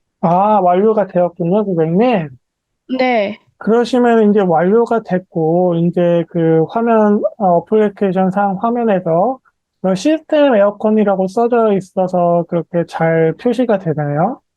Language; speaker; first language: Korean; native; Korean